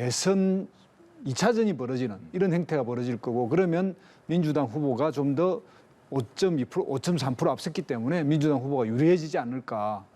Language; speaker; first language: Korean; native; Korean